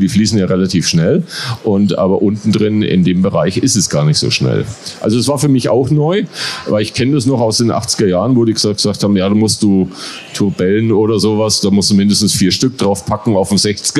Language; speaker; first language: German; native; German